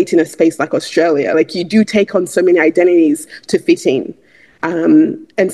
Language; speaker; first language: English; non-native, local second language; Igbo